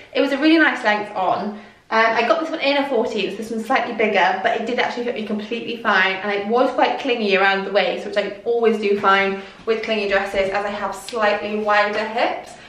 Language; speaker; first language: English; native; English